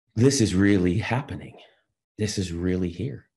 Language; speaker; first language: English; native; English